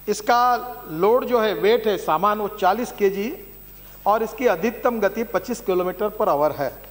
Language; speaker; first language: Hindi; non-native, local second language; Marathi